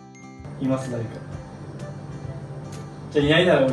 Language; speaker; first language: Japanese; native; Japanese